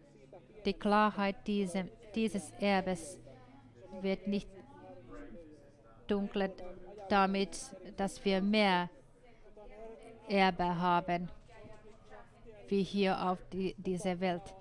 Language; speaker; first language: German; non-native, fluent; Finnish